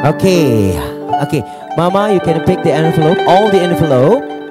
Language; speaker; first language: English; non-native, fluent; Indonesian